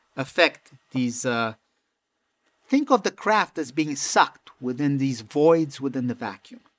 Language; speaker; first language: English; non-native, fluent; Romanian